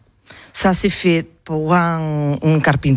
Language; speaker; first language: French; non-native, learner; Catalan